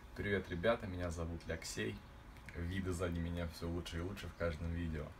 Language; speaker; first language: Russian; native; Russian